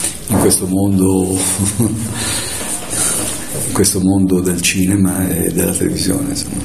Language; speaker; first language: Italian; native; Italian